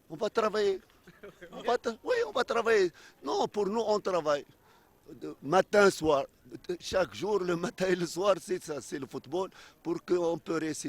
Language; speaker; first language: French; non-native, fluent; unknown